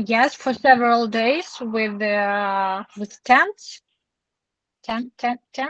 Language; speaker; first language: English; non-native, learner; Ukrainian